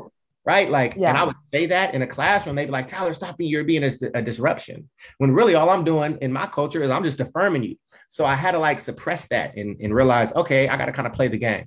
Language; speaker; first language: English; native; English